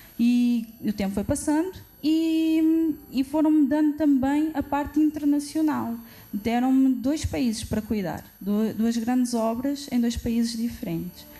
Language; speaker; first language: Portuguese; native; Portuguese